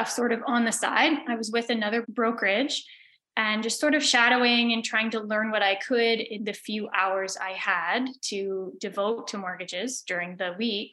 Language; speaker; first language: English; native; English